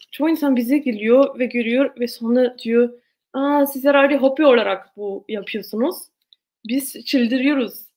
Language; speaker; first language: Turkish; non-native, fluent; German